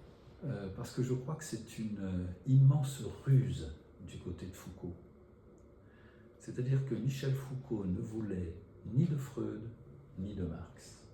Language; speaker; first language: French; native; French